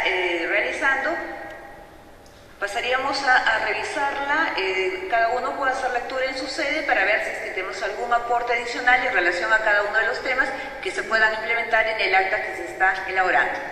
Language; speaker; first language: Spanish; native; Spanish